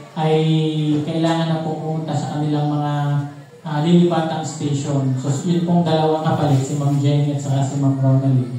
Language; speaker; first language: Filipino; native; Filipino